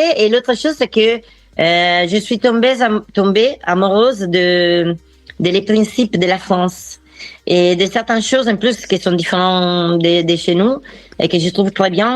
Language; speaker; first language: French; non-native, fluent; Italian